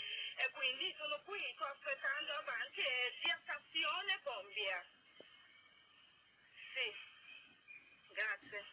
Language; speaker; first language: Italian; non-native, learner; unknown